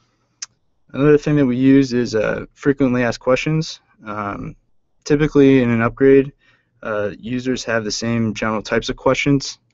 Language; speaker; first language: English; native; English